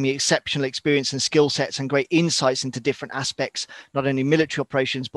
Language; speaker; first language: English; native; English